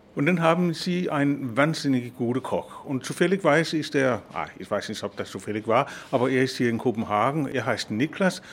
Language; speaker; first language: German; non-native, fluent; Danish